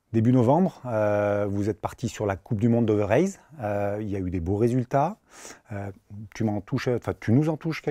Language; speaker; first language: French; native; French